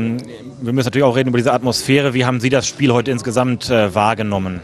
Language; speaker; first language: German; native; German